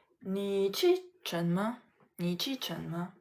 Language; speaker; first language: Chinese; non-native, learner; French